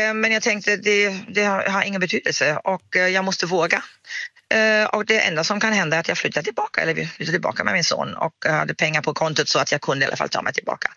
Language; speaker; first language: Swedish; non-native, fluent; German